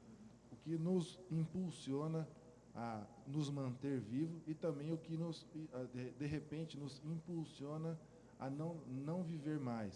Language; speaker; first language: Portuguese; native; Portuguese